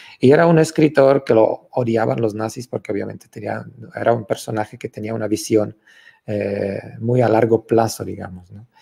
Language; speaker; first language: Spanish; non-native, fluent; Czech